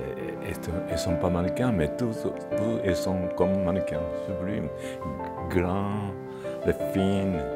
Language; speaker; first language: French; non-native, fluent; Japanese